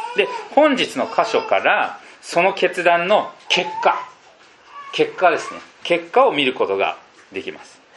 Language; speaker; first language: Japanese; non-native, fluent; Filipino